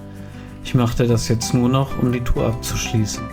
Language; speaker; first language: German; native; German